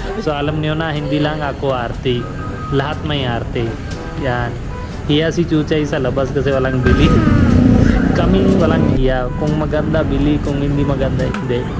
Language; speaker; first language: Filipino; non-native, learner; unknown